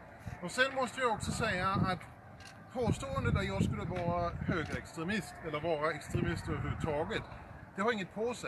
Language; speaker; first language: Swedish; early bilingual, heritage; Danish